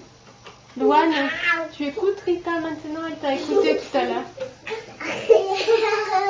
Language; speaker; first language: French; native; French